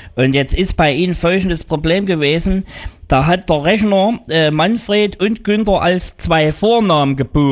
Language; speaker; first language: German; native; German